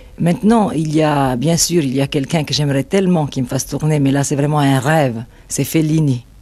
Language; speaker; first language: French; non-native, fluent; Italian